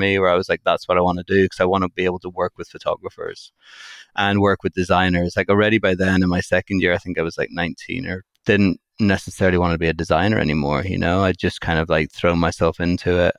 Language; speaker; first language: English; native; English